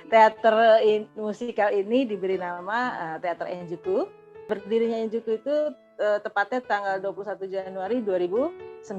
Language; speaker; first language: Indonesian; native; Indonesian